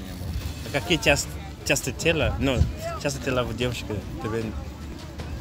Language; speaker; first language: Russian; non-native, learner; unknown